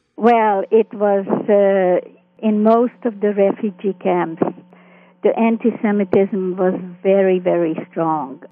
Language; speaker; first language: English; early bilingual, other home language; Hungarian